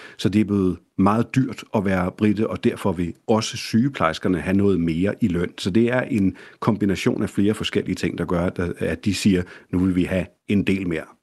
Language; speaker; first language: Danish; native; Danish